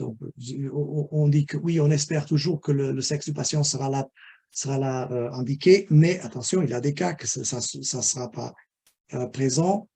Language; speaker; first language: French; non-native, fluent; Portuguese